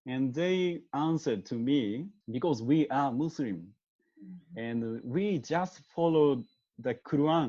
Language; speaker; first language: English; non-native, learner; Japanese